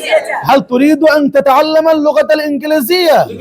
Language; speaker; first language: Arabic; non-native, fluent; Bangla